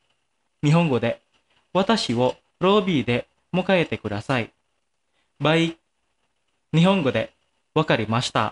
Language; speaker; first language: Japanese; non-native, fluent; Indonesian